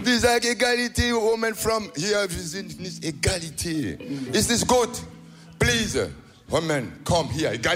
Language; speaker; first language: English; non-native, learner; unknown